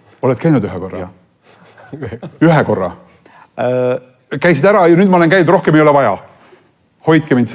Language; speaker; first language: Estonian; native; Estonian